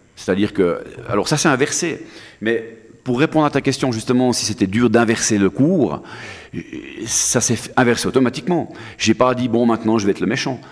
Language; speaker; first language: French; native; French